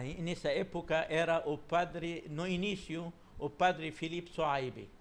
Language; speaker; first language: Portuguese; non-native, fluent; Arabic